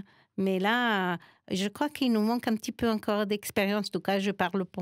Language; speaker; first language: French; non-native, fluent; Spanish